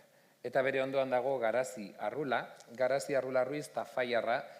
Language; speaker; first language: Basque; native; Basque